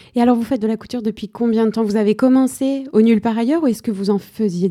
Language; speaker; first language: French; native; French